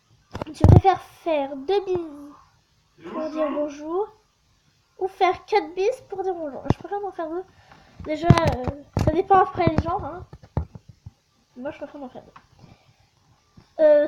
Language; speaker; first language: French; native; French